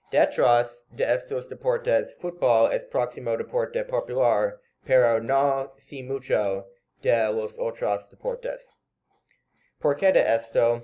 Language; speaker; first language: Spanish; non-native, learner; English